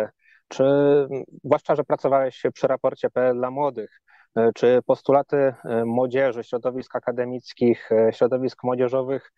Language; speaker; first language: Polish; native; Polish